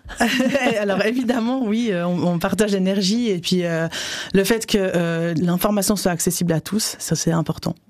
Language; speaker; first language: French; native; French